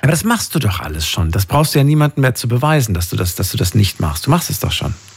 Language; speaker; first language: German; native; German